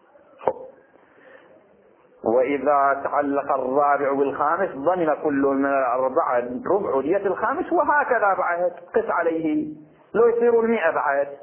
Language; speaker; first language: Arabic; native; Arabic